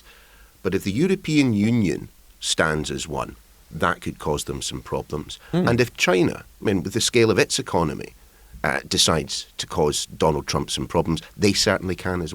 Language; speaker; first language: English; native; English